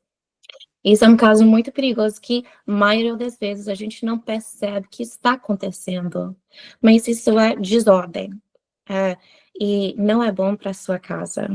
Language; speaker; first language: Portuguese; non-native, fluent; English